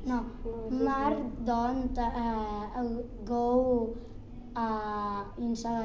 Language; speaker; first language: English; non-native, learner; Catalan